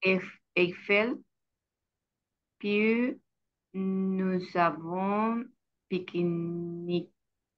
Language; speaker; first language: French; non-native, learner; Spanish